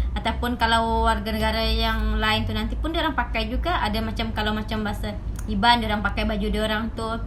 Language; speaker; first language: Malay; native; Malay